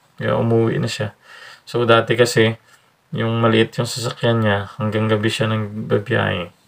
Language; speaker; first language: Filipino; native; Filipino